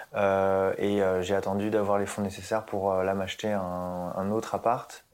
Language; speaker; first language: French; native; French